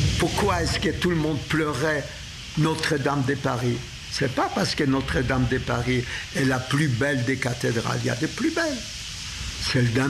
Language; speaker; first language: French; non-native, fluent; Polish